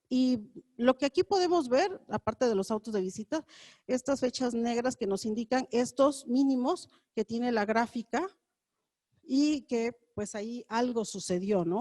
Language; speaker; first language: Spanish; native; Spanish